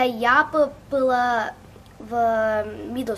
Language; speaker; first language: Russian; early bilingual, heritage; Russian